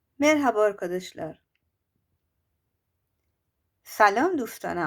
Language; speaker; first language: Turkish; non-native, fluent; Persian